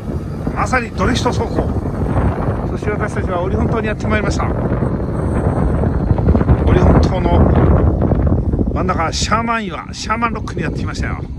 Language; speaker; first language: Japanese; native; Japanese